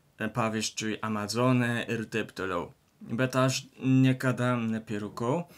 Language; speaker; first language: Lithuanian; non-native, learner; Japanese